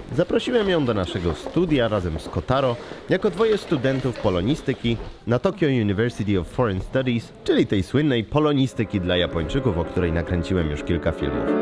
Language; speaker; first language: Polish; native; Polish